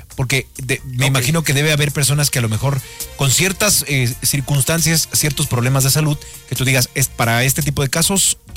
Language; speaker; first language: Spanish; native; Spanish